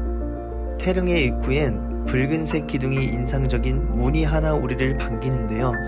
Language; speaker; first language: Korean; native; Korean